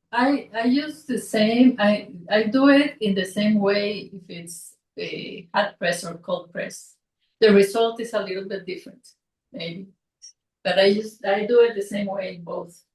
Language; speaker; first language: English; non-native, fluent; Spanish